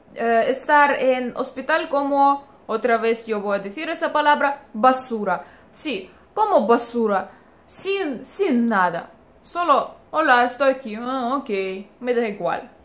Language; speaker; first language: Spanish; non-native, fluent; Russian